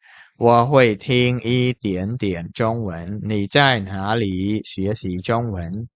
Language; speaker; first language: Chinese; non-native, fluent; Khmer